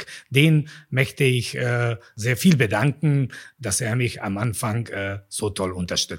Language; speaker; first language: German; non-native, fluent; Bosnian